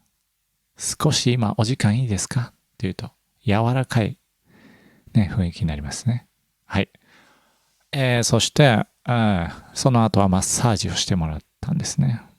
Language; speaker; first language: Japanese; native; Japanese